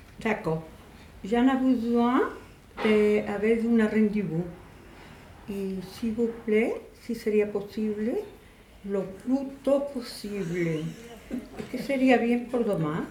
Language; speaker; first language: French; non-native, learner; Spanish